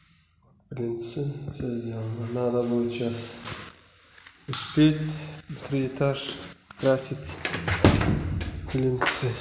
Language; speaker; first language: Russian; non-native, learner; Uzbek